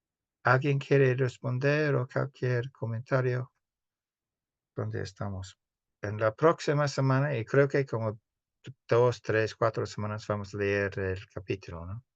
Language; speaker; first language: Spanish; non-native, fluent; English